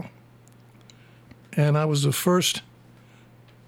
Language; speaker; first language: English; native; English